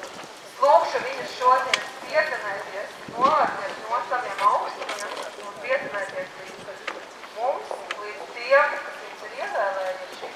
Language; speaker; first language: Latvian; native; Latvian